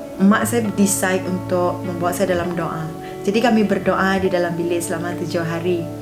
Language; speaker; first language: Malay; non-native, local second language; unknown